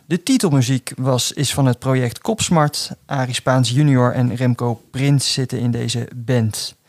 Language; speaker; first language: Dutch; native; Dutch